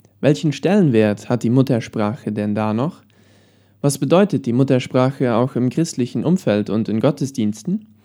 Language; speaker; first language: German; early bilingual, heritage; Plautdietsch